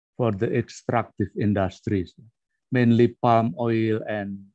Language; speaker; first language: English; non-native, fluent; Indonesian